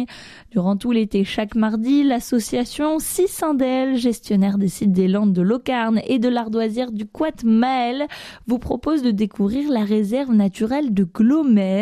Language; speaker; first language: French; native; French